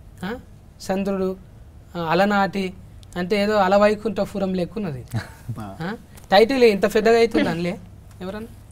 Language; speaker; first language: Telugu; native; Telugu